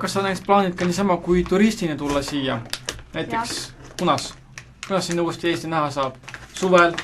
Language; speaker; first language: Estonian; native; Estonian